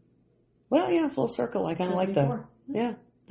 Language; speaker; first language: English; native; English